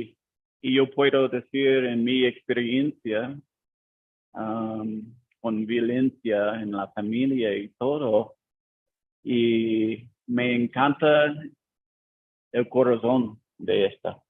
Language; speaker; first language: Spanish; non-native, learner; English